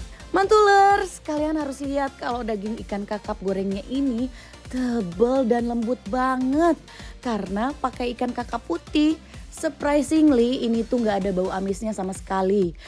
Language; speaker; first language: Indonesian; native; Indonesian